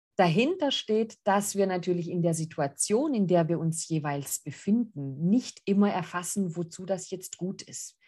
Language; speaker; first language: German; early bilingual, other home language; Greek